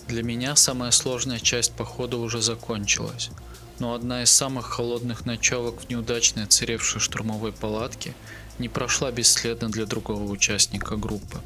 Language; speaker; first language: Russian; native; Russian